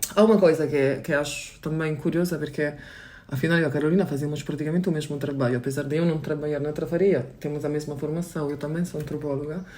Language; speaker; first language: Portuguese; non-native, fluent; Italian